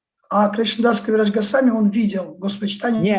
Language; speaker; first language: Russian; native; Russian